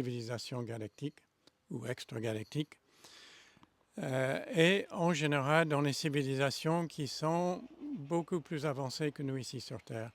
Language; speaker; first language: French; non-native, fluent; English